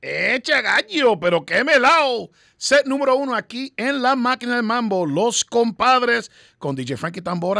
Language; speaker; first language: Spanish; early bilingual, heritage; Spanish